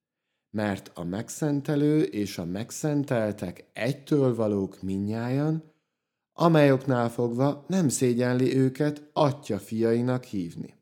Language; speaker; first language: Hungarian; native; Hungarian